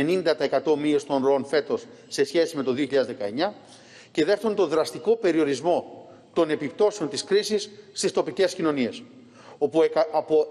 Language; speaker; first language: Greek; native; Greek